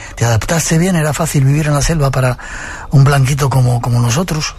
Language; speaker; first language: Spanish; native; Spanish